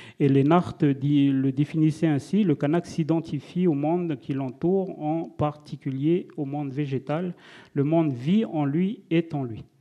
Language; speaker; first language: French; non-native, local second language; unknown